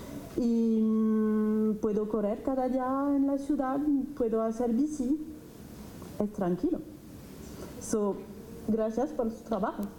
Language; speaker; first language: Spanish; non-native, fluent; French